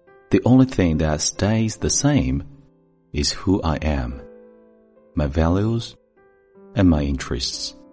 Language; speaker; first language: English; non-native, fluent; Chinese